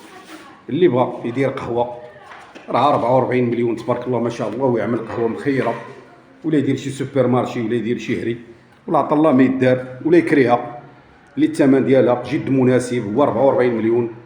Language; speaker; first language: Arabic; native; Arabic